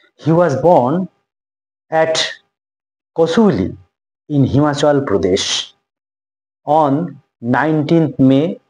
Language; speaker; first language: English; non-native, local second language; Bangla